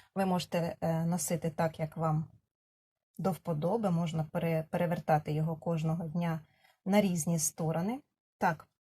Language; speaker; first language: Ukrainian; non-native, local second language; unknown